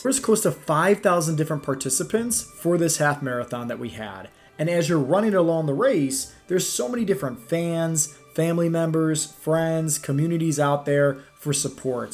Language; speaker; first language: English; native; English